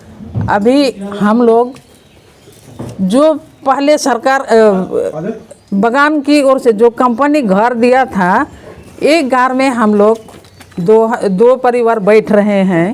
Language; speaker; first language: Hindi; non-native, local second language; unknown